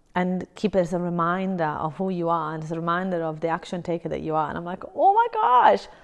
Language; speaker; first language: English; non-native, fluent; Italian